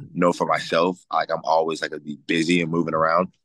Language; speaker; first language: English; native; English